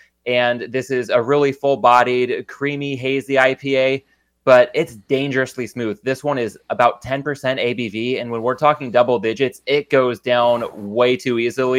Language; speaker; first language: English; native; English